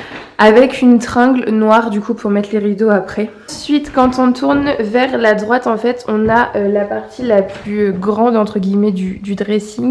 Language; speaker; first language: French; native; French